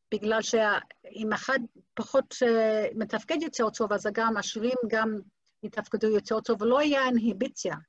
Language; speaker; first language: Hebrew; native; Hebrew